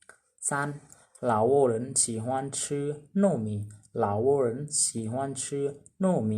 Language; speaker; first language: Chinese; non-native, fluent; Lao